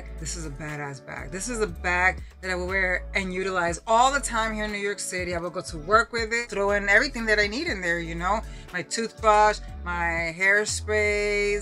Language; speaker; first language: English; early bilingual, other home language; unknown